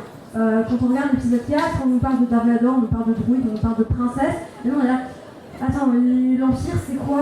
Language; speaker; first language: French; native; French